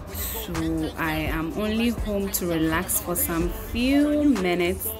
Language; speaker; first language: English; non-native, local second language; Akan